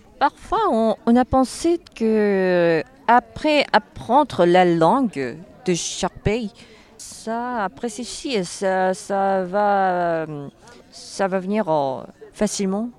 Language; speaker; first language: French; non-native, learner; Korean